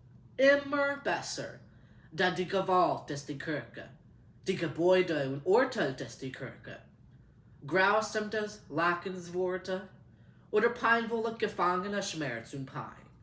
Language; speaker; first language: German; non-native, learner; English